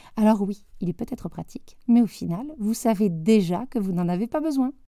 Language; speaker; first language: French; native; French